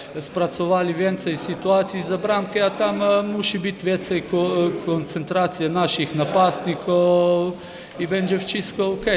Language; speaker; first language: Polish; non-native, learner; Slovenian